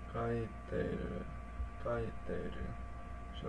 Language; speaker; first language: Japanese; non-native, learner; English